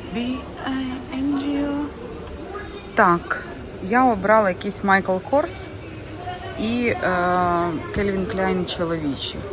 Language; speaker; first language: Ukrainian; native; Ukrainian